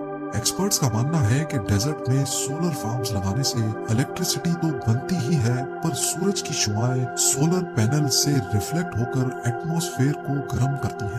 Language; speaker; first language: Urdu; native; Urdu